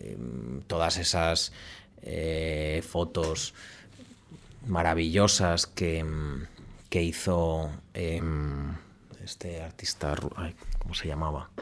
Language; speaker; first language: Spanish; native; Spanish